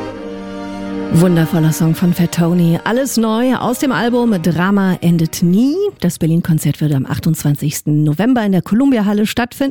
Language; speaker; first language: German; native; German